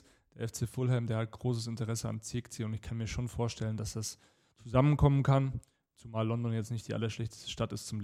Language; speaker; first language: German; native; German